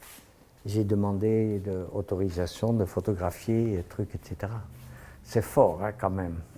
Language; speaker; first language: French; non-native, fluent; Dutch